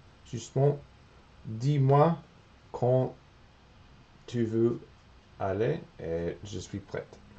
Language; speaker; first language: French; non-native, learner; English